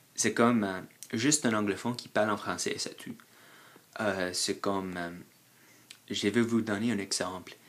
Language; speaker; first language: French; non-native, fluent; English